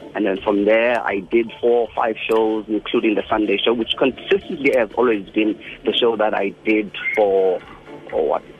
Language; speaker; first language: English; non-native, local second language; Xhosa